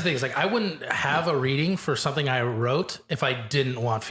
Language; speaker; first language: English; native; English